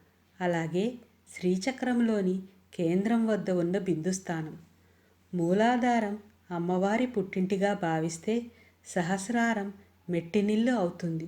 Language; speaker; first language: Telugu; native; Telugu